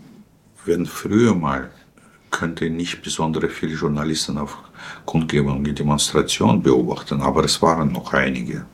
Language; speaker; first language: German; non-native, fluent; Russian